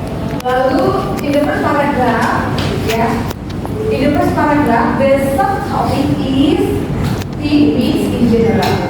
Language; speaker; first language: English; non-native, learner; Indonesian